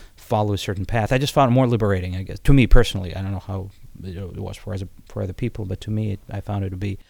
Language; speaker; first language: English; non-native, fluent; Ukrainian